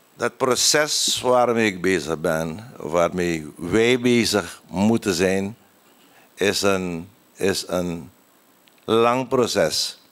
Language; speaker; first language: Dutch; native; Dutch